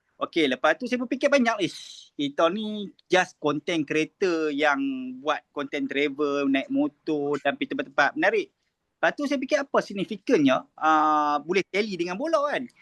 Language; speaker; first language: Malay; native; Malay